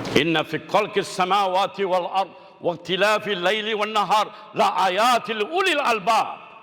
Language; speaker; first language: Malay; non-native, local second language; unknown